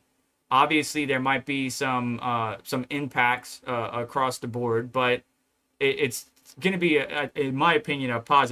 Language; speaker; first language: English; native; English